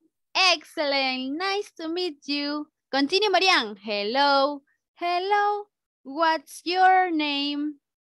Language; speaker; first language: English; non-native, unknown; Spanish